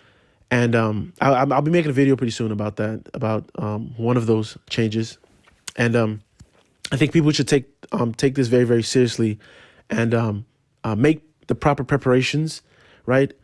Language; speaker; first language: English; native; English